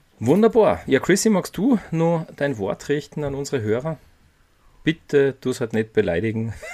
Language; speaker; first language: German; native; German